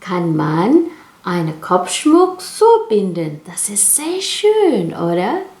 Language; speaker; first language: German; non-native, learner; Indonesian